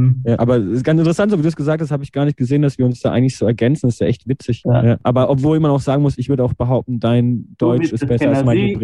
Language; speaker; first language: German; native; German